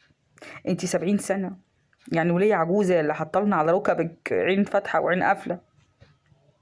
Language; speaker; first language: Arabic; native; Arabic